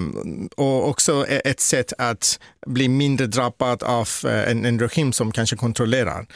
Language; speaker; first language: Swedish; non-native, fluent; Persian